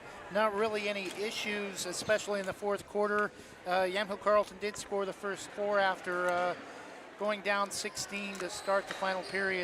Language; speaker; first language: English; native; English